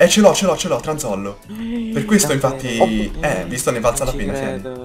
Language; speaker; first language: Italian; native; Italian